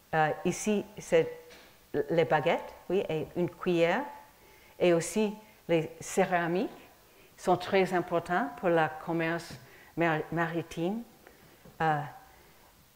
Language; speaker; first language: French; non-native, fluent; English